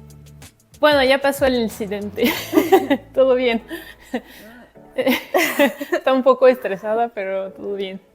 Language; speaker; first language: Spanish; non-native, fluent; French